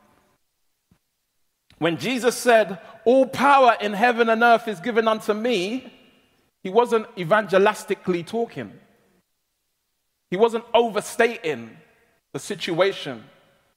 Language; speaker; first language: English; native; English